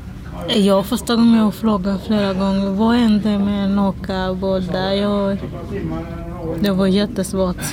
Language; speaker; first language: Swedish; non-native, learner; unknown